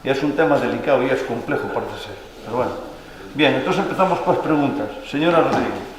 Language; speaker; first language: Spanish; non-native, local second language; Galician